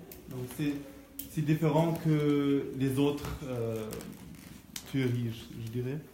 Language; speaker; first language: French; non-native, fluent; German